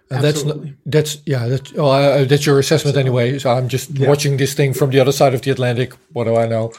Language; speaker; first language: English; non-native, fluent; Dutch